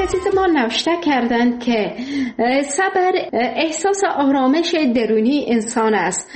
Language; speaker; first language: Persian; native; Persian